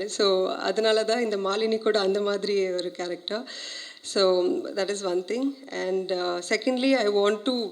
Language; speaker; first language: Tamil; non-native, learner; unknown